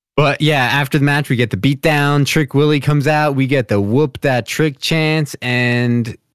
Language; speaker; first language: English; native; English